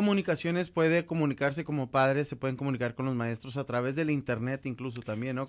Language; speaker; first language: Spanish; native; Spanish